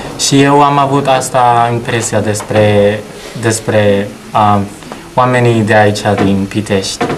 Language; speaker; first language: Romanian; non-native, learner; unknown